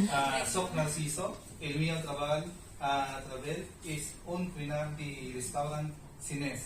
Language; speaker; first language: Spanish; non-native, learner; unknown